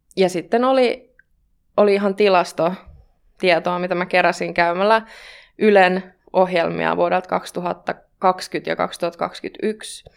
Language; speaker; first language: Finnish; native; Finnish